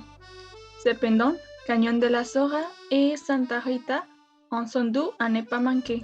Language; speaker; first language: French; non-native, learner; Spanish